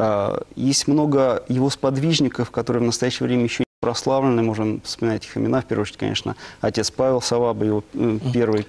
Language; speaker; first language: Russian; native; Russian